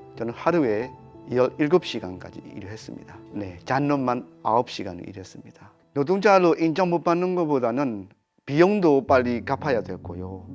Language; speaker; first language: Korean; non-native, fluent; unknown